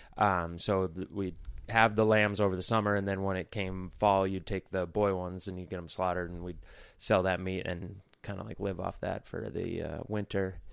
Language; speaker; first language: English; native; English